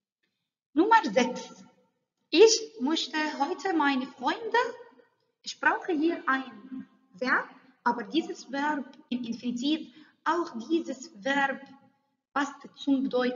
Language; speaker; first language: German; non-native, learner; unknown